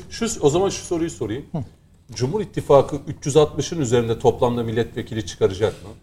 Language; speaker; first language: Turkish; native; Turkish